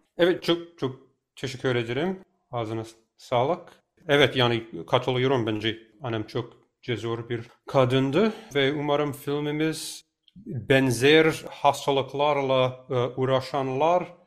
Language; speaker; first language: Turkish; non-native, fluent; English